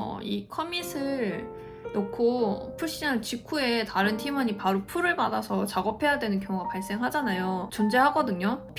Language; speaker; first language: Korean; native; Korean